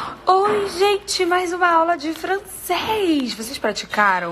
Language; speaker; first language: Portuguese; native; Portuguese